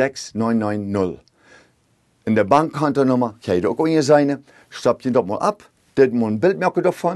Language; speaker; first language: German; early bilingual, heritage; Plautdietsch